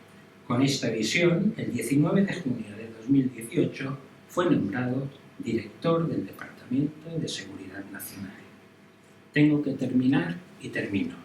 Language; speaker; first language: Spanish; native; Spanish